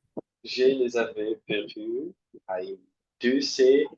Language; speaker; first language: French; non-native, learner; Portuguese